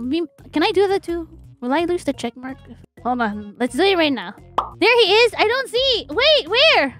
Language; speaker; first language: English; non-native, fluent; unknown